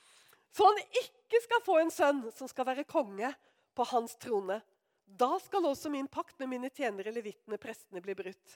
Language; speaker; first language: Norwegian; native; Norwegian